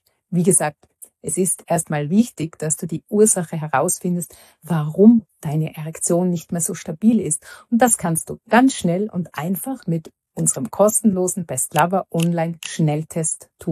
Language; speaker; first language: German; native; German